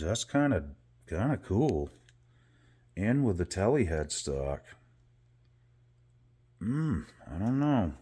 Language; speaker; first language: English; native; English